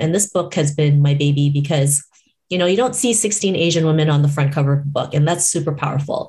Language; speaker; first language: English; native; English